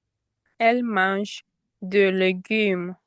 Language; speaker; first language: French; non-native, learner; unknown